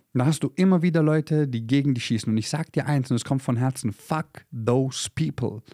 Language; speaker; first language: German; early bilingual, other home language; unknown